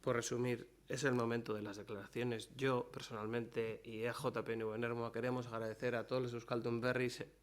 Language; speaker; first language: Spanish; non-native, local second language; Basque